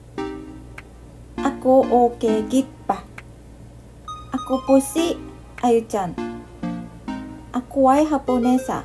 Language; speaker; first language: Filipino; non-native, learner; Japanese